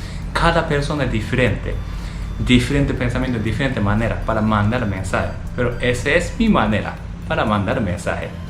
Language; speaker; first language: Spanish; non-native, learner; Japanese